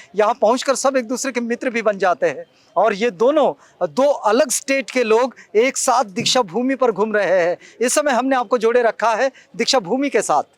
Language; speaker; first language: Hindi; native; Hindi